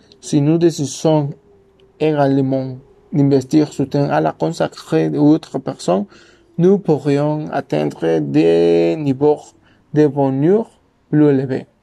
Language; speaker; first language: French; non-native, learner; Spanish